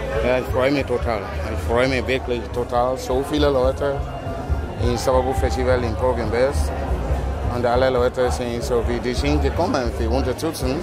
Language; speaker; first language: German; non-native, learner; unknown